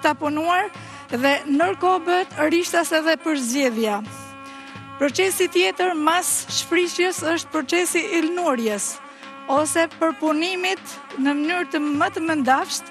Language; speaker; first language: Albanian; native; Albanian